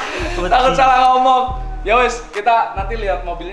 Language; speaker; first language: Indonesian; non-native, local second language; Javanese